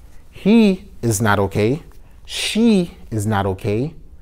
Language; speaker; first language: English; non-native, fluent; Haitian Creole